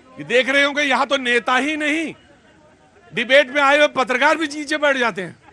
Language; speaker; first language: Hindi; native; Hindi